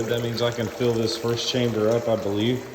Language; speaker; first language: English; native; English